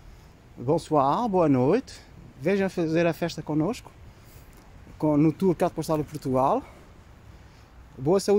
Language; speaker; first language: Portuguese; early bilingual, heritage; Portuguese